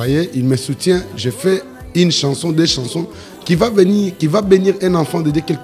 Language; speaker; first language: French; non-native, local second language; Lingala